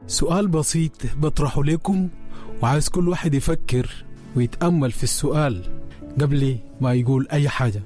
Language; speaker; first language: Arabic; native; Arabic